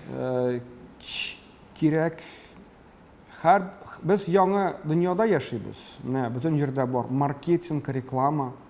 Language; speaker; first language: Tatar; early bilingual, heritage; Tatar